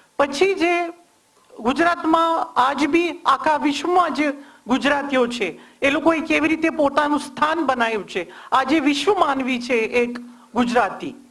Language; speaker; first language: Gujarati; non-native, local second language; Kashmiri